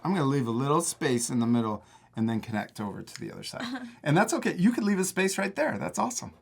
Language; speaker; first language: English; native; English